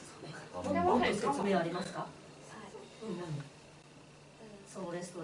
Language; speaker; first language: Japanese; non-native, fluent; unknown